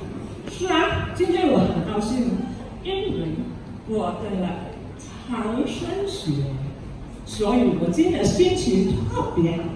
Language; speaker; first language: Chinese; early bilingual, heritage; Chinese